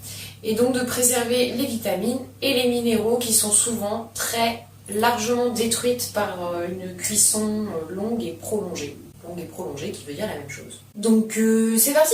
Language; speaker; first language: French; native; French